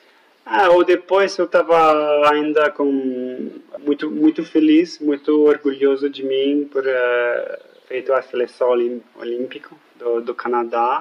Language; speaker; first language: Portuguese; non-native, fluent; French